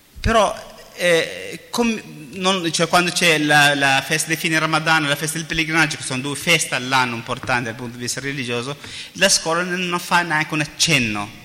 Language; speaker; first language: Italian; non-native, fluent; Arabic